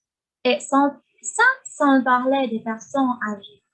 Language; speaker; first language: French; non-native, learner; Spanish